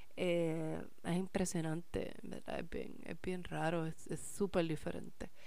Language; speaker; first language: Spanish; early bilingual, heritage; Spanish